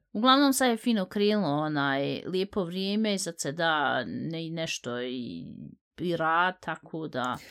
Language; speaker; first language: Bosnian; early bilingual, heritage; Bosnian